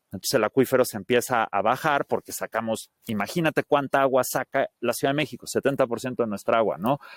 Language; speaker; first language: Spanish; early bilingual, heritage; Spanish